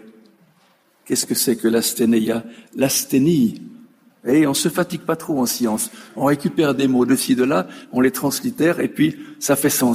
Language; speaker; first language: French; native; French